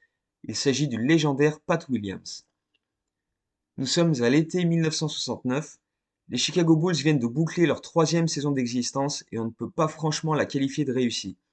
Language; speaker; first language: French; native; French